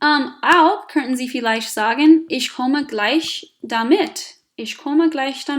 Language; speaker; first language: German; non-native, fluent; English